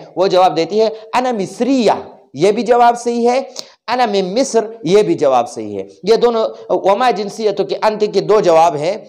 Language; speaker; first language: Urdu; non-native, local second language; Pashto